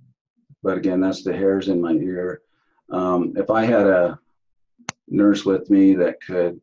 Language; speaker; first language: English; native; English